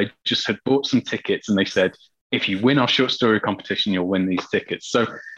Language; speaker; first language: English; native; English